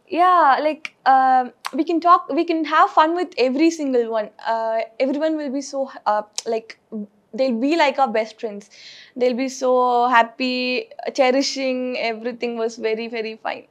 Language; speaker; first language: English; non-native, local second language; Tamil